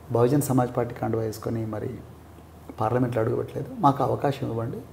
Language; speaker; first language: Telugu; native; Telugu